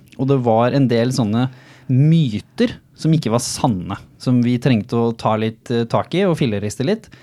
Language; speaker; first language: Norwegian; native; Norwegian